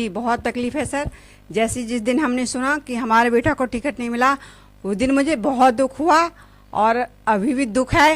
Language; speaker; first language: Hindi; native; Hindi